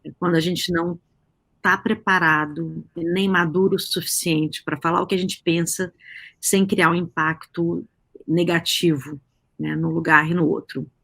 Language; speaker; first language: Portuguese; native; Portuguese